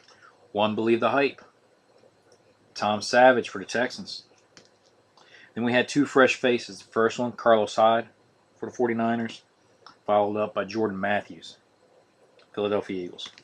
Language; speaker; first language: English; native; English